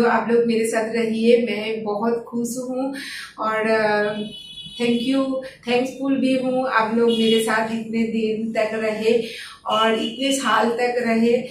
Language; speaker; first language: Hindi; non-native, local second language; Bangla